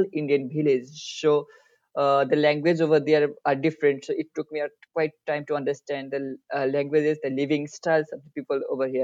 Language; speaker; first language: English; non-native, local second language; Nepali